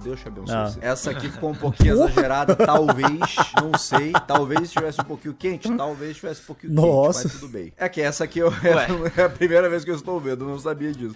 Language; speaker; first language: Portuguese; native; Portuguese